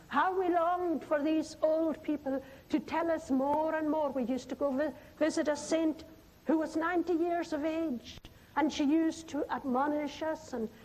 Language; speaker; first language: English; non-native, local second language; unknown